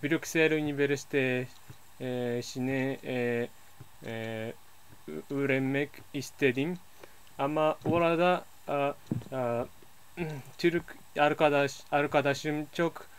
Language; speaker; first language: Turkish; non-native, learner; Japanese